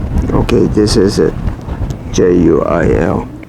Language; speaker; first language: English; non-native, learner; Korean